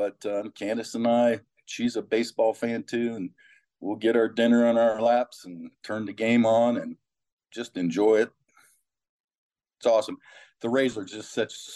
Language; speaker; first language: English; native; English